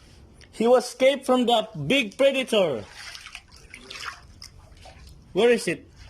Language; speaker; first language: English; non-native, local second language; Filipino